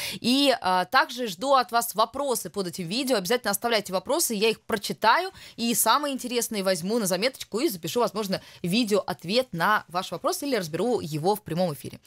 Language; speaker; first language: Russian; native; Russian